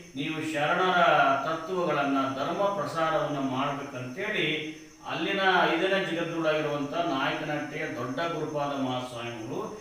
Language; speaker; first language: Kannada; native; Kannada